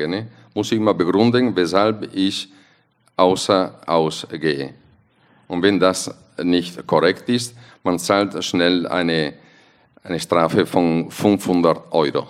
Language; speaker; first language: German; non-native, fluent; Italian